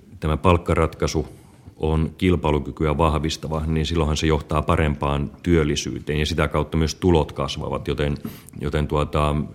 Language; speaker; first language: Finnish; native; Finnish